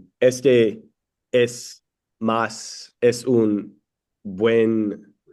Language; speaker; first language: Spanish; non-native, learner; English